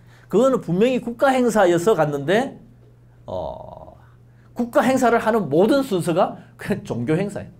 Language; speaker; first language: Korean; native; Korean